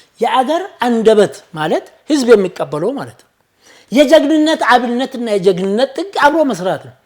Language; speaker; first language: Amharic; non-native, local second language; Oromo